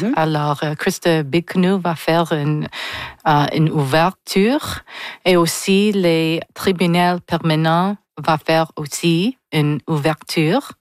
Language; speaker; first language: French; non-native, local second language; English